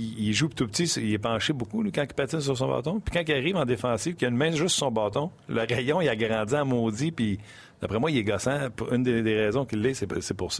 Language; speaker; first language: French; native; French